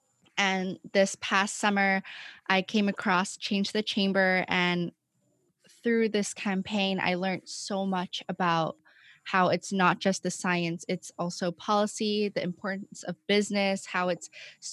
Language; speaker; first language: English; non-native, local second language; Cantonese